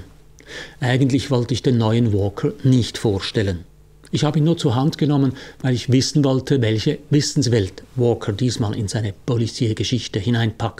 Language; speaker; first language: German; native; German